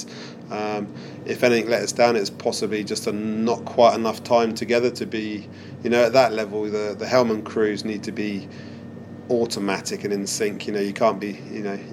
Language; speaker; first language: English; native; English